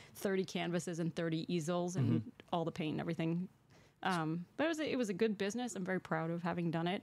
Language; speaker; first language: English; native; English